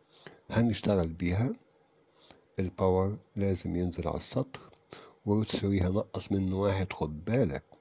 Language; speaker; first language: Arabic; native; Arabic